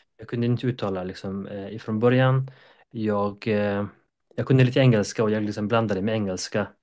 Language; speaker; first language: Swedish; non-native, fluent; Persian